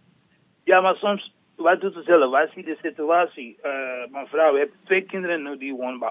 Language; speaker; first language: Dutch; non-native, learner; English